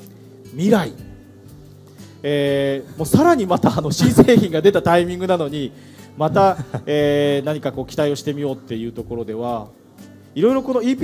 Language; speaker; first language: Japanese; native; Japanese